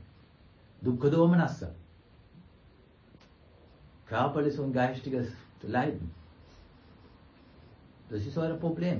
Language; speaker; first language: German; non-native, fluent; Sinhala